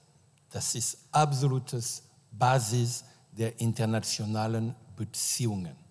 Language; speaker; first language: German; non-native, fluent; French